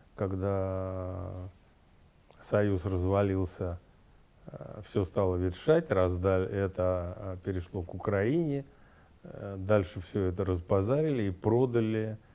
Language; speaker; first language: Russian; native; Russian